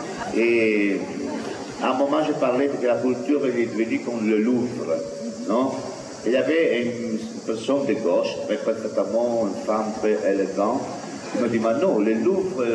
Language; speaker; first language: French; non-native, fluent; Italian